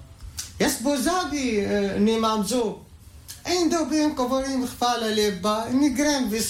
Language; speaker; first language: Slovenian; non-native, learner; Arabic